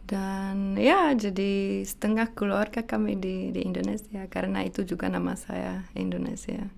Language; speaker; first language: Indonesian; non-native, fluent; Czech